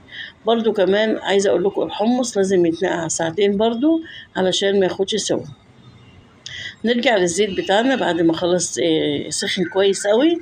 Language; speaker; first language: Arabic; native; Arabic